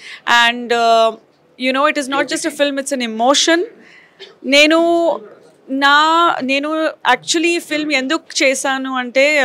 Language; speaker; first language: Telugu; non-native, fluent; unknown